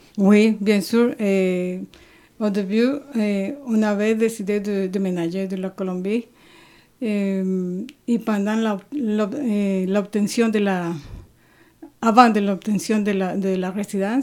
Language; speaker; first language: French; non-native, fluent; Spanish